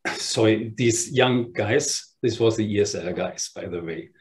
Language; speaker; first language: English; non-native, fluent; German